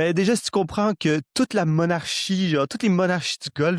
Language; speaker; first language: French; native; French